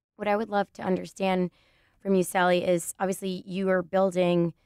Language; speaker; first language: English; native; English